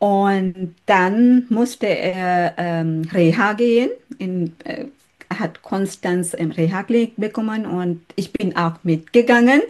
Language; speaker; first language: German; non-native, fluent; Sinhala